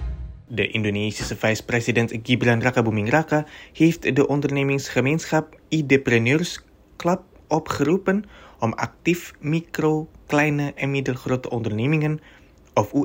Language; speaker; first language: Dutch; non-native, fluent; Indonesian